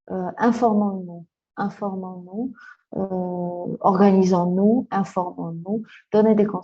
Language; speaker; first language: French; non-native, fluent; Spanish